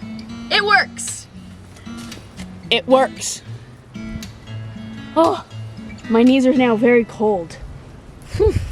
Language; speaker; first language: English; native; English